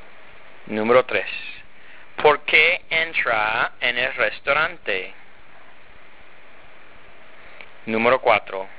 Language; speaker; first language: Spanish; non-native, fluent; English